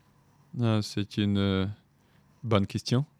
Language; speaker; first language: French; non-native, fluent; Ukrainian